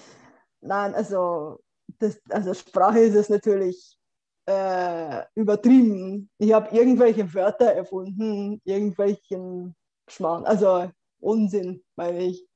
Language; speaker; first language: German; non-native, fluent; Bulgarian